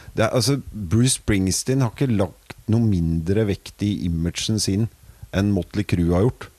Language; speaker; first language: Norwegian; native; Norwegian